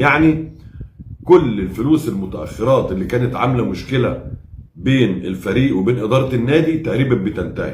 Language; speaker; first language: Arabic; native; Arabic